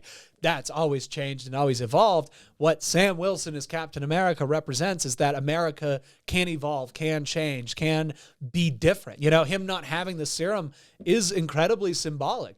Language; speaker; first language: English; native; English